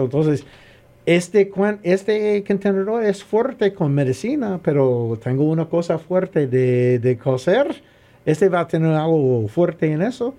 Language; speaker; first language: Spanish; non-native, learner; English